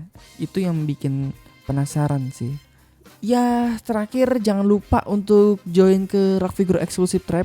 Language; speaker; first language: Indonesian; native; Indonesian